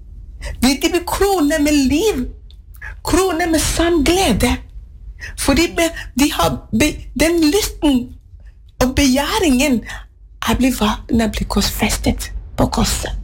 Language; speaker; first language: Norwegian; non-native, fluent; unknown